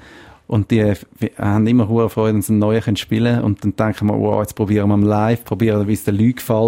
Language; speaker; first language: German; native; German